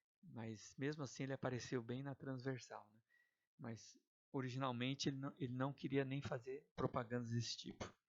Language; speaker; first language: Portuguese; native; Portuguese